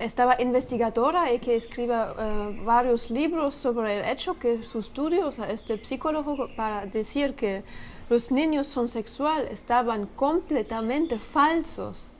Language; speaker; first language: Spanish; non-native, learner; French